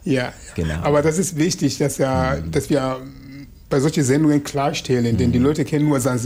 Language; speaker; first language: German; non-native, fluent; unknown